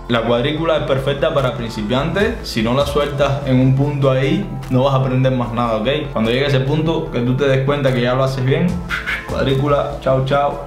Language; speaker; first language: Spanish; native; Spanish